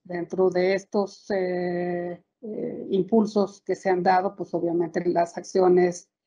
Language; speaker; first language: Spanish; native; Spanish